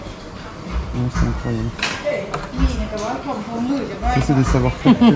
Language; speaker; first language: French; native; French